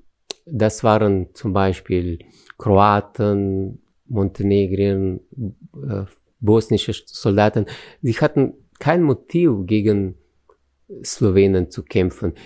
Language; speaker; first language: German; non-native, fluent; Slovenian